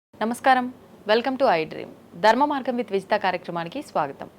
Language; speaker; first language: Telugu; native; Telugu